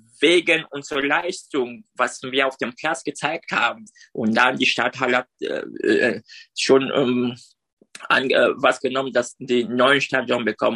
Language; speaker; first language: German; non-native, learner; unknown